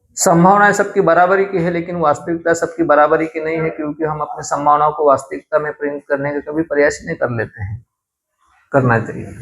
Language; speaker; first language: Hindi; non-native, local second language; Marathi